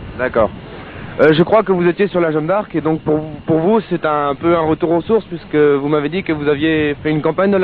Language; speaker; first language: French; native; French